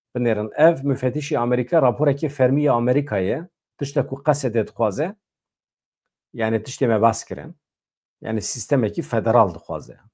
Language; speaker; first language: Kurdish; native; Kurdish